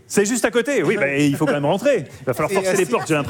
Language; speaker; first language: French; native; French